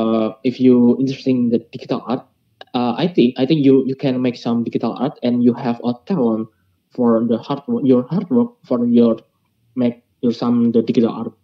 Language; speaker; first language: English; non-native, learner; Indonesian